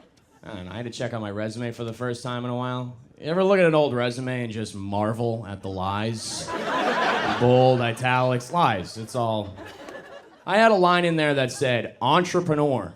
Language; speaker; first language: English; native; English